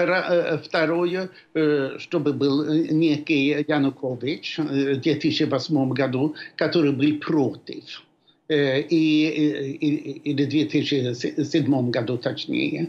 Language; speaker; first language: Russian; non-native, fluent; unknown